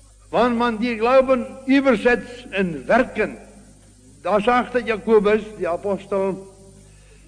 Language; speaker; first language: German; non-native, learner; Afrikaans